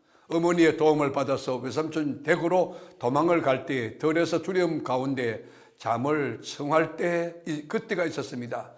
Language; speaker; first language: Korean; native; Korean